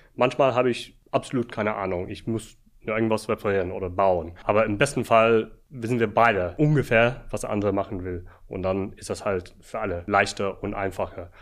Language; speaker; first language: German; non-native, fluent; English